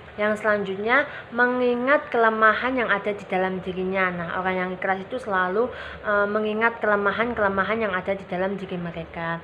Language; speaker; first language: Indonesian; native; Indonesian